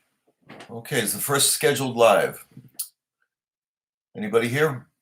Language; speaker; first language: English; native; English